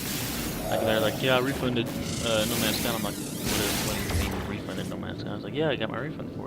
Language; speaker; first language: English; native; English